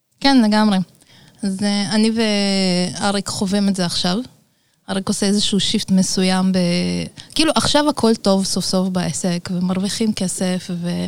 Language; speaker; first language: Hebrew; early bilingual, other home language; Russian